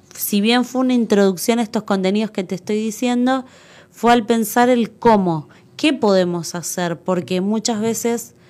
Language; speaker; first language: Spanish; native; Spanish